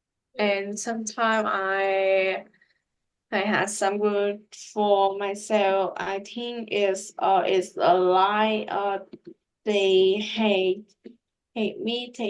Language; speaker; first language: English; non-native, learner; Vietnamese